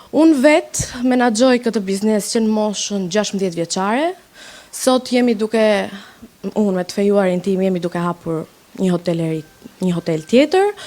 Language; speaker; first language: Albanian; early bilingual, heritage; Albanian